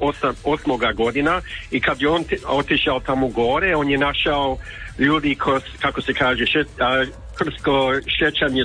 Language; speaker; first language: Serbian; early bilingual, heritage; English